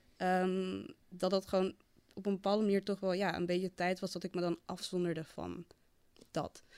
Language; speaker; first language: Dutch; native; Dutch